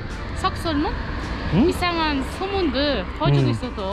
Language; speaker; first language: Korean; non-native, fluent; Uzbek